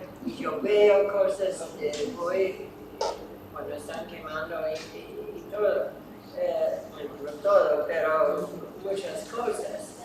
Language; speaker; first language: Spanish; non-native, fluent; English